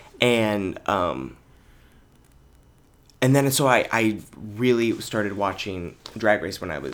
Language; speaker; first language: English; native; English